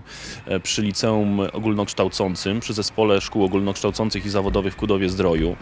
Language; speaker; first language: Polish; native; Polish